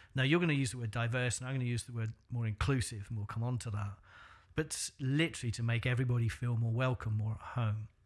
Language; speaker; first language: English; native; English